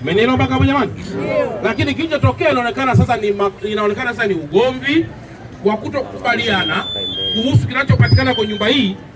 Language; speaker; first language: Swahili; native; Swahili